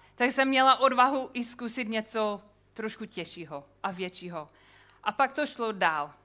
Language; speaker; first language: Czech; non-native, fluent; English